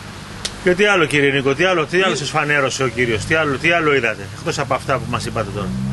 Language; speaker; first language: Greek; native; Greek